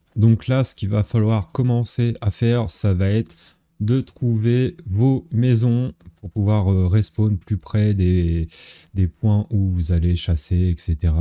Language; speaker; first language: French; native; French